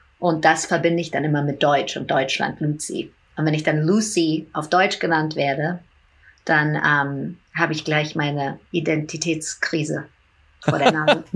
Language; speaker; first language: German; early bilingual, heritage; German